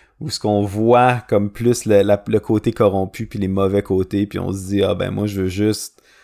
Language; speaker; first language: French; native; French